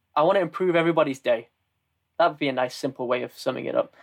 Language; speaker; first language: English; native; English